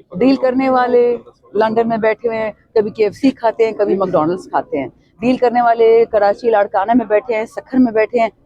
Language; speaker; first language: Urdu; non-native, local second language; Pashto